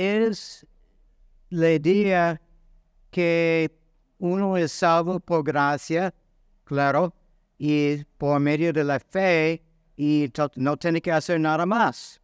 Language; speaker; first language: Spanish; non-native, fluent; English